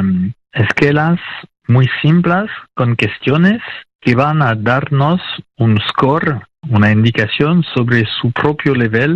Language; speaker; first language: Spanish; non-native, fluent; French